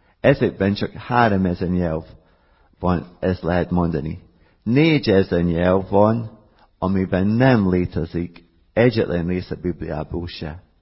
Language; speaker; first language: Hungarian; non-native, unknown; English